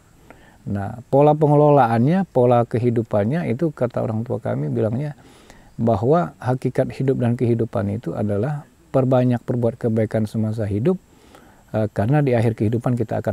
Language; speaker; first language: Indonesian; non-native, local second language; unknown